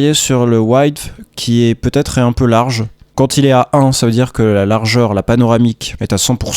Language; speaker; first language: French; native; French